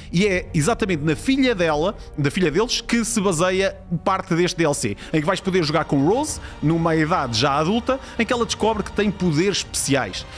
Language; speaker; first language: Portuguese; native; Portuguese